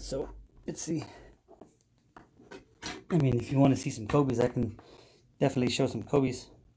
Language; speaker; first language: English; native; English